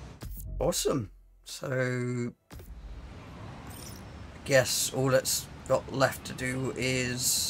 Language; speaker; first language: English; native; English